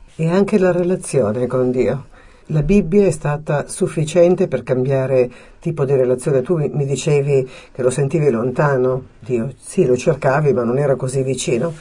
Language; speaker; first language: Italian; native; Italian